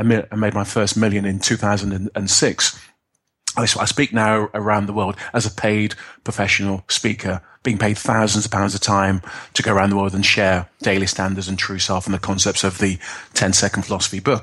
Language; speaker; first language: English; native; English